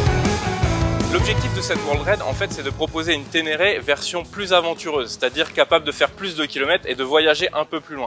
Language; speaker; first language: French; native; French